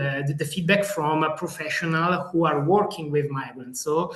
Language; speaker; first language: English; non-native, fluent; Italian